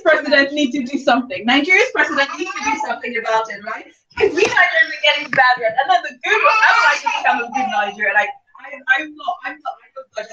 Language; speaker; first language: English; non-native, local second language; Yoruba